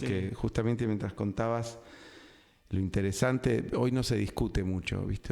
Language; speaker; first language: Spanish; native; Spanish